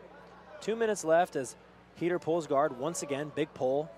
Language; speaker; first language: English; native; English